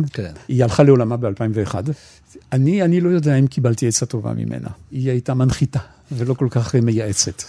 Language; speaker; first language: Hebrew; non-native, fluent; French